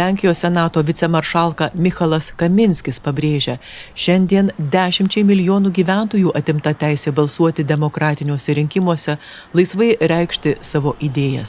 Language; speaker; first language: Lithuanian; native; Lithuanian